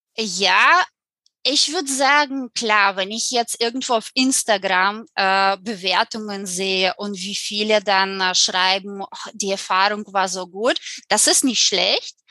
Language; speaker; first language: German; non-native, fluent; Ukrainian